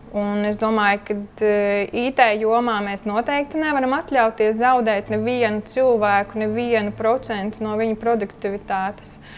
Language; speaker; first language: Latvian; early bilingual, heritage; Latvian